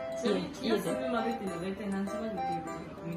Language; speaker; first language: Japanese; native; Japanese